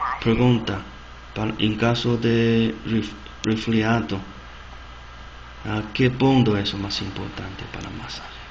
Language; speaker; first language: Spanish; non-native, learner; Chinese